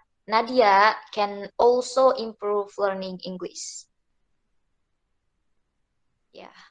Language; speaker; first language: English; non-native, learner; Indonesian